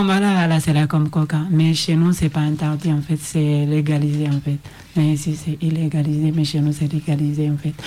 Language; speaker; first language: French; non-native, learner; Oromo